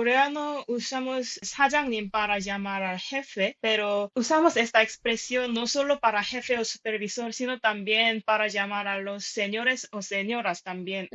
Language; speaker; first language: Spanish; non-native, fluent; Korean